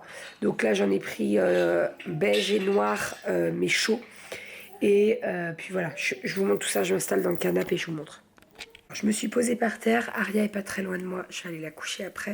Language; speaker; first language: French; native; French